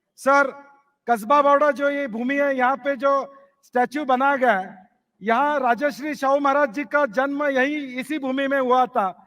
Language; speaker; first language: Hindi; non-native, local second language; Marathi